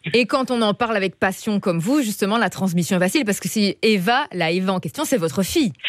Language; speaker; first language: French; native; French